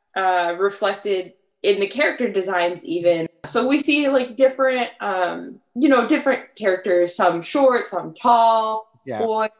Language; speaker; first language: English; early bilingual, other home language; French